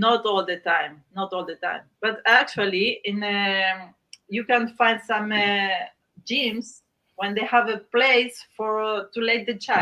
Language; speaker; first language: English; non-native, learner; Spanish